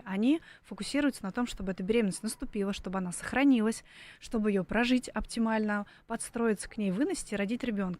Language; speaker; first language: Russian; native; Russian